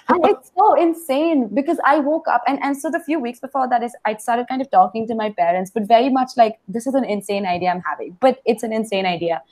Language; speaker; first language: English; non-native, local second language; Hindi